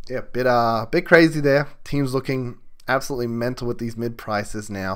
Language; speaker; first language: English; native; English